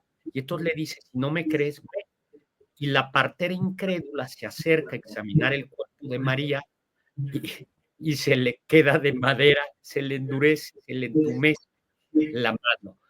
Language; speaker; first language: Spanish; native; Spanish